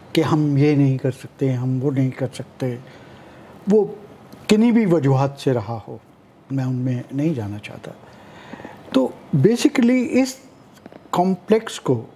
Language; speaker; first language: Hindi; native; Hindi